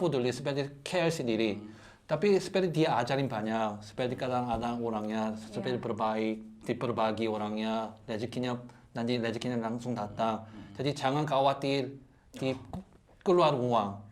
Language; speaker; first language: Indonesian; non-native, learner; Korean